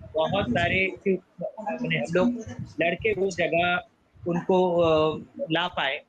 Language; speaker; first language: Hindi; non-native, local second language; Bangla